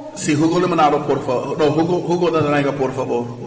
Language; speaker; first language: Spanish; non-native, learner; English